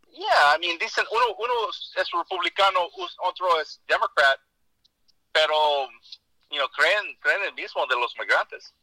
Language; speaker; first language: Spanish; early bilingual, heritage; Spanish